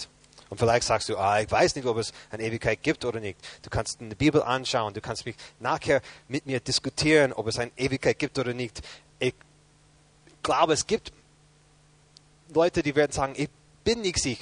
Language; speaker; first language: German; non-native, fluent; English